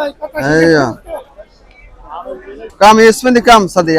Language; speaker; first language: Arabic; non-native, learner; Bangla